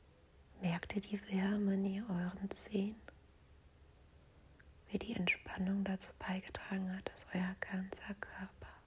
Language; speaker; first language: German; native; German